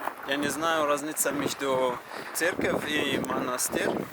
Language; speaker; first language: Russian; non-native, learner; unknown